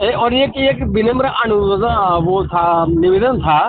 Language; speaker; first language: Hindi; native; Hindi